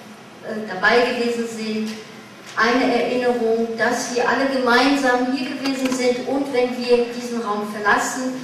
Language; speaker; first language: German; non-native, fluent; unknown